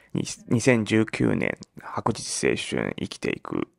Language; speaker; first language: Japanese; non-native, fluent; Malay